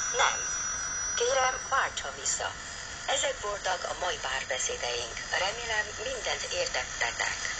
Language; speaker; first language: Hungarian; non-native, fluent; Chinese